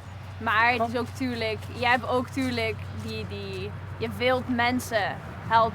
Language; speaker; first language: Dutch; non-native, fluent; Italian